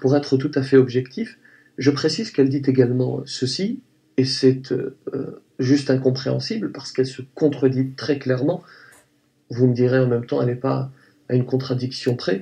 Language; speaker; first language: French; native; French